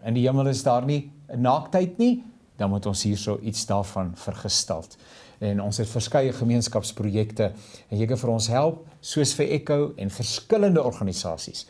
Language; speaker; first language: Afrikaans; native; Afrikaans